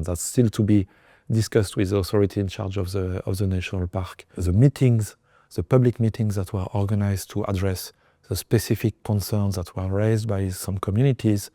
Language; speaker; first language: English; non-native, fluent; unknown